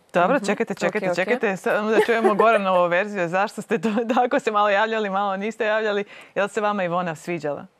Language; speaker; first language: Croatian; native; Croatian